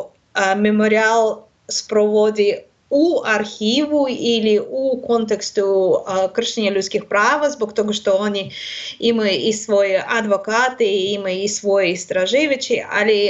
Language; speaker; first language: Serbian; non-native, learner; Russian